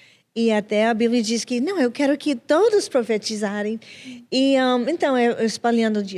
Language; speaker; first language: Portuguese; non-native, fluent; English